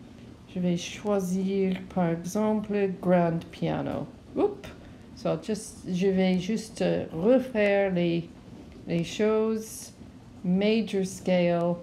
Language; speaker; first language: French; non-native, learner; English